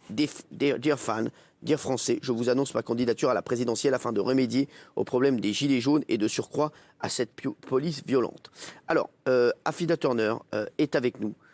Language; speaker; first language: French; native; French